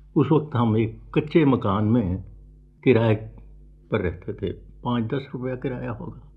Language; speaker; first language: Hindi; native; Hindi